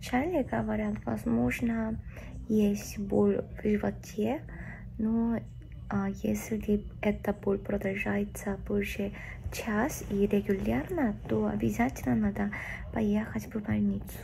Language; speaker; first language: Russian; non-native, fluent; Korean